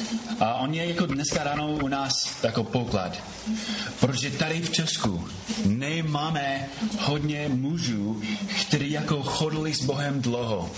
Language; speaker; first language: Czech; non-native, fluent; English